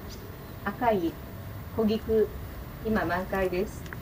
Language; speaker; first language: Japanese; native; Japanese